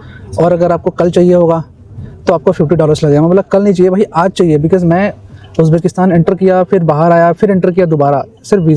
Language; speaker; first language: Hindi; native; Hindi